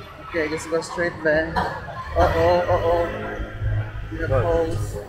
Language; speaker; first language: English; non-native, local second language; Filipino